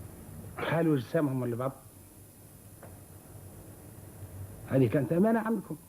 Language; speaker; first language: Arabic; native; Arabic